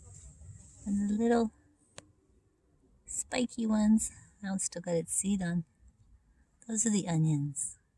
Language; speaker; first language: English; native; English